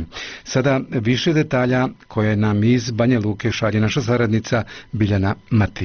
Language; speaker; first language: Croatian; native; Croatian